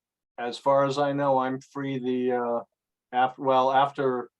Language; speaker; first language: English; native; English